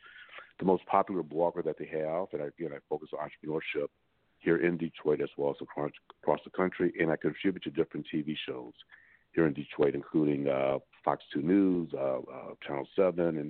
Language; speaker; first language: English; native; English